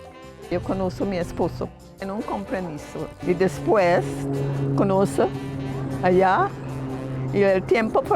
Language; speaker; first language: Spanish; non-native, learner; English